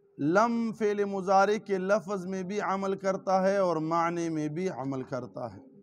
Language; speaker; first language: Urdu; non-native, local second language; Pashto